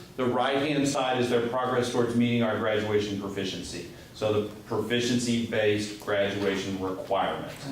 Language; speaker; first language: English; native; English